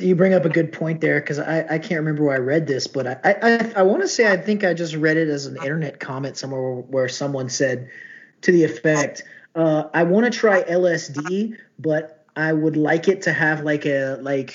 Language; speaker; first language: English; native; English